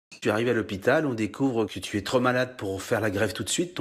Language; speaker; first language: French; native; French